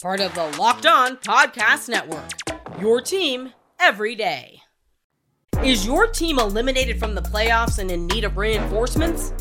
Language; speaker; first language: English; native; English